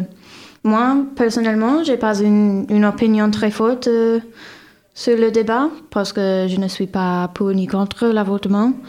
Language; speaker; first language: French; non-native, fluent; English